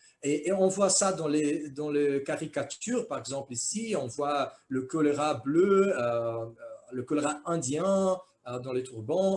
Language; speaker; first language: French; non-native, fluent; Portuguese